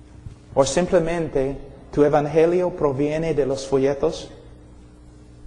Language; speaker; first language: Spanish; non-native, fluent; English